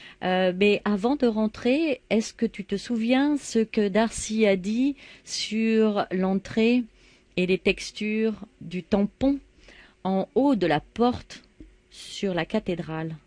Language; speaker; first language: French; native; French